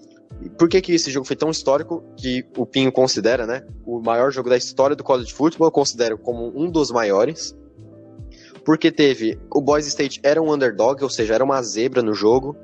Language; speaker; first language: Portuguese; native; Portuguese